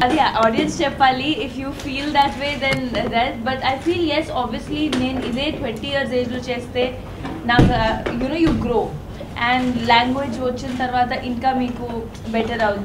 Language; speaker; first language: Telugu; non-native, local second language; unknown